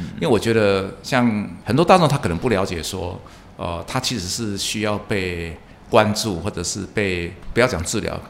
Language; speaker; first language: Chinese; non-native, local second language; Min Nan Chinese